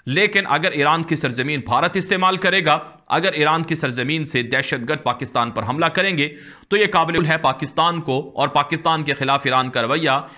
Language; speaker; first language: Urdu; native; Urdu